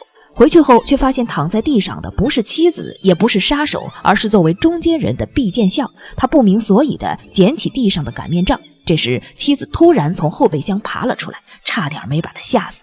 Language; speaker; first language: Chinese; native; Chinese